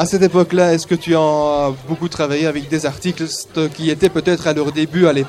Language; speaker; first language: French; native; French